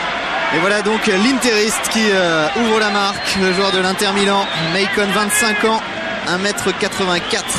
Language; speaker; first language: French; native; French